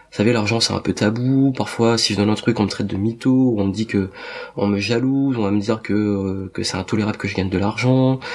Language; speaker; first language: French; native; French